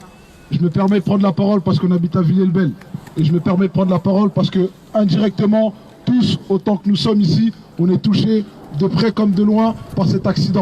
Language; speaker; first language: French; native; French